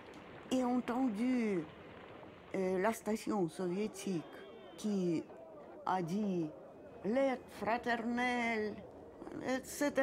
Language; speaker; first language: French; non-native, fluent; Russian